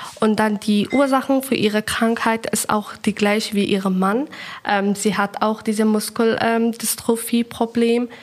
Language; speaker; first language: German; non-native, fluent; Persian